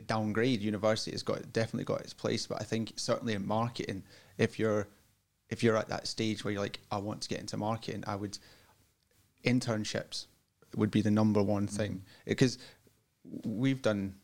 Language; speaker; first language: English; native; English